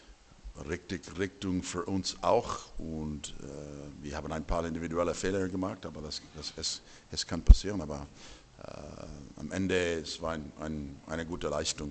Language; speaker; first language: German; non-native, learner; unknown